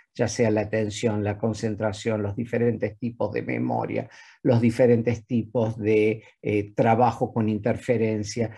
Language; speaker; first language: Spanish; native; Spanish